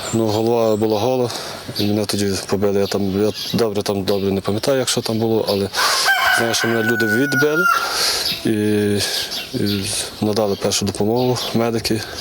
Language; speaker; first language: Ukrainian; native; Ukrainian